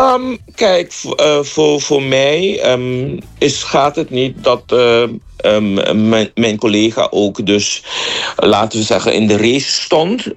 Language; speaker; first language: Dutch; non-native, local second language; Papiamento